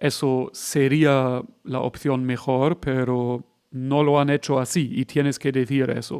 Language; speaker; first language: Spanish; non-native, fluent; German